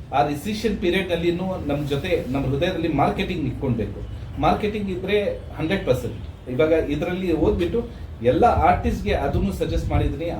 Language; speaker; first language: Kannada; non-native, local second language; Urdu